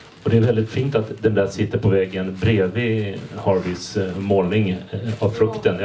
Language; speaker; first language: Swedish; native; Swedish